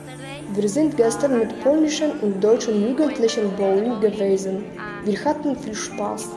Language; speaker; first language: German; non-native, learner; Polish